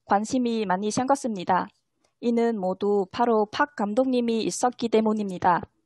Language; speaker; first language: Korean; non-native, fluent; Vietnamese